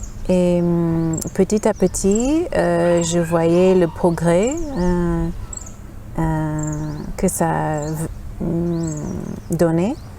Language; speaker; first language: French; non-native, fluent; English